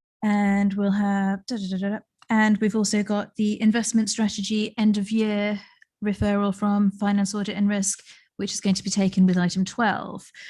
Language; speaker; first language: English; native; English